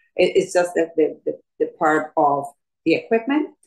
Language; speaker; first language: English; non-native, fluent; Spanish